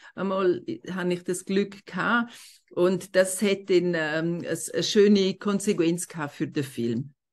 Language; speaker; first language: German; non-native, local second language; Romansh